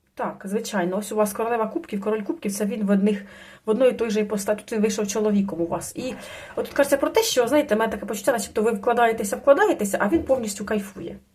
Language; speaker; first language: Ukrainian; non-native, local second language; Russian